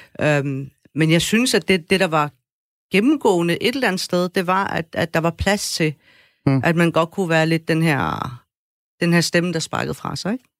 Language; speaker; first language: Danish; early bilingual, other home language; Persian